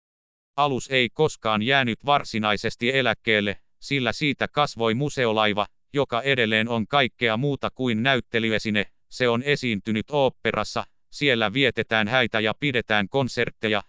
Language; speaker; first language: Finnish; native; Finnish